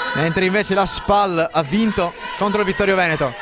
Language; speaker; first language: Italian; native; Italian